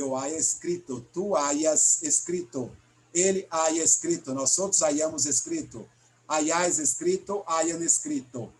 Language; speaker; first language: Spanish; non-native, fluent; Portuguese